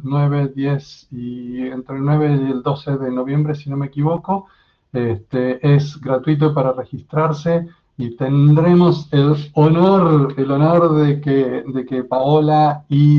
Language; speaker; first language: Spanish; native; Spanish